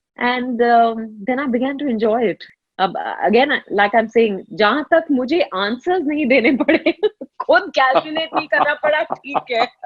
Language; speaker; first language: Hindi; non-native, local second language; Tamil